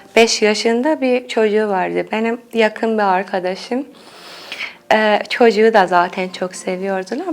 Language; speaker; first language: Turkish; non-native, fluent; Persian